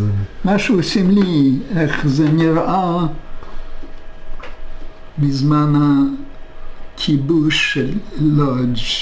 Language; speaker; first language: Hebrew; non-native, fluent; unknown